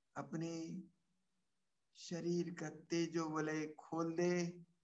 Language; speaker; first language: Hindi; non-native, local second language; Marathi